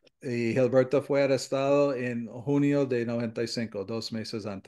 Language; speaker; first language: Spanish; non-native, fluent; English